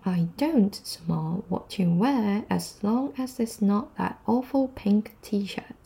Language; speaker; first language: English; non-native, fluent; Chinese